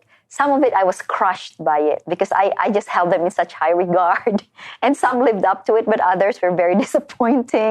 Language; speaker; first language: English; non-native, local second language; Filipino